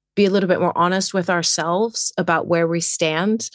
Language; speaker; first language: English; native; English